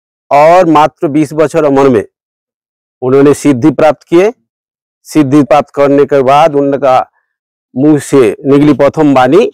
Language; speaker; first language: Hindi; non-native, local second language; Bangla